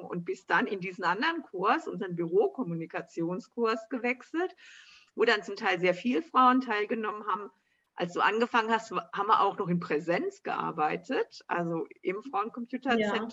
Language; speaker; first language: German; native; German